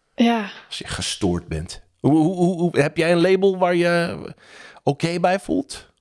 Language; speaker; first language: Dutch; non-native, fluent; English